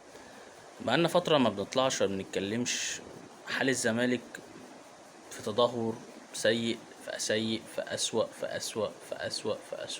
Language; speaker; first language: Arabic; native; Arabic